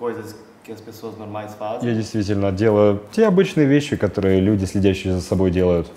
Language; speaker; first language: Russian; non-native, fluent; Portuguese